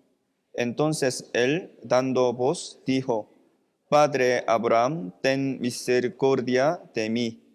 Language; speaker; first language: Spanish; non-native, fluent; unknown